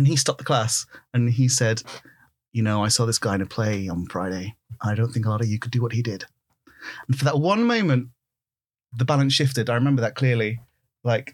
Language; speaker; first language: English; native; English